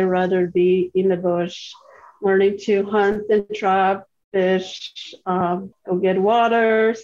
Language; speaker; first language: English; non-native, fluent; Cree